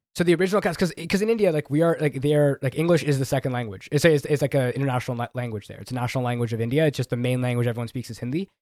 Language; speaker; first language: English; early bilingual, other home language; Hindi